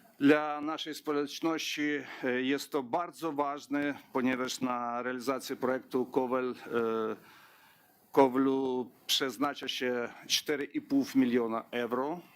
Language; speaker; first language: Polish; non-native, learner; Ukrainian